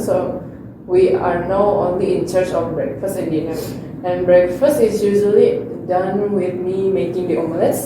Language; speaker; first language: English; non-native, learner; Indonesian